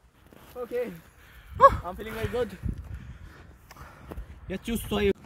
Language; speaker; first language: English; non-native, local second language; Hindi